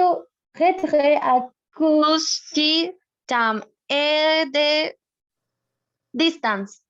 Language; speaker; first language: French; non-native, learner; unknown